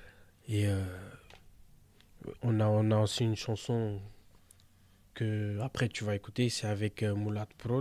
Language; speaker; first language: French; early bilingual, other home language; Portuguese